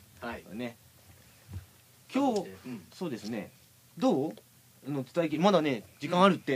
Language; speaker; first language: Japanese; native; Japanese